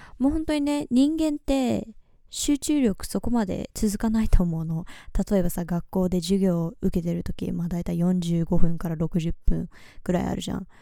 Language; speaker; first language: Japanese; early bilingual, heritage; Japanese